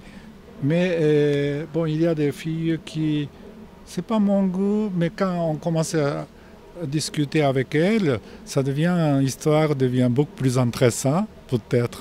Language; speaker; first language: French; non-native, fluent; Japanese